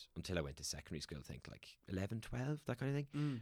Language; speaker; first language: English; native; English